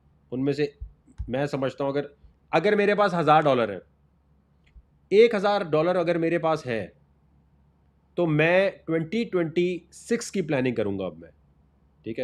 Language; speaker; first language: Urdu; native; Urdu